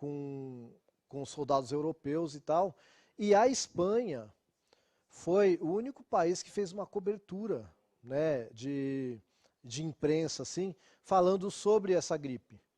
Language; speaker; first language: Portuguese; native; Portuguese